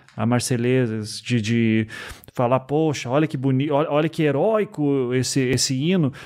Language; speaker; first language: Portuguese; native; Portuguese